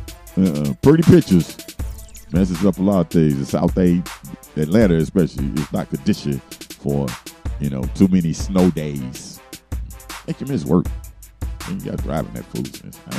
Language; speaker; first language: English; native; English